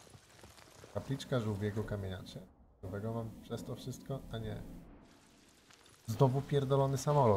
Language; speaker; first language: Polish; native; Polish